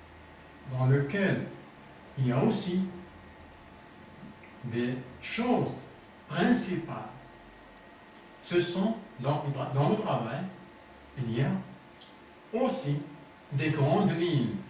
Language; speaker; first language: French; non-native, fluent; Arabic